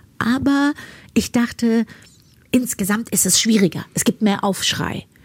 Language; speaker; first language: German; early bilingual, other home language; Persian